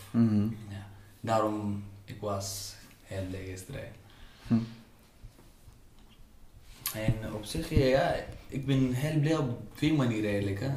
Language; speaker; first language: Dutch; non-native, learner; Pashto